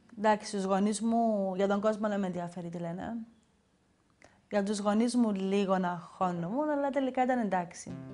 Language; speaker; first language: Greek; native; Greek